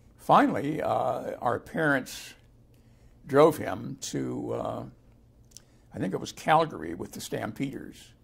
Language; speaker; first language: English; native; English